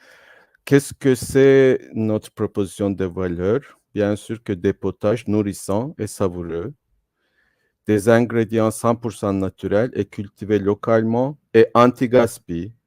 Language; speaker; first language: French; non-native, fluent; Turkish